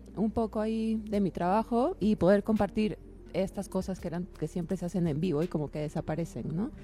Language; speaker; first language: Spanish; native; Spanish